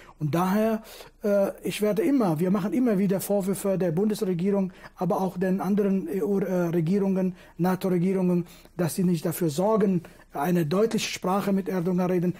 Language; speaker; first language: German; non-native, fluent; Kurdish